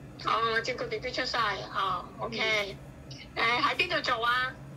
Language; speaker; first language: Cantonese; native; Cantonese